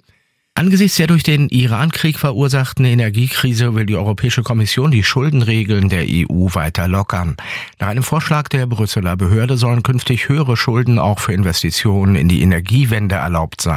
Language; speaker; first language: German; native; German